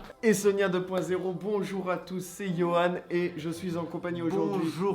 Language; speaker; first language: French; native; French